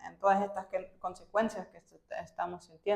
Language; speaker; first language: Spanish; non-native, fluent; German